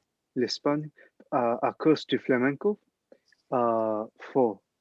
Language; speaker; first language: French; non-native, learner; English